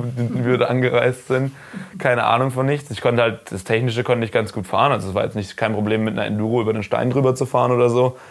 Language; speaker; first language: German; native; German